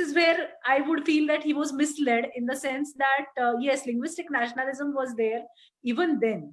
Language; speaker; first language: English; non-native, local second language; Marathi